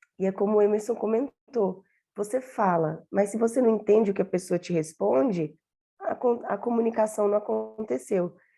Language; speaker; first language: Portuguese; native; Portuguese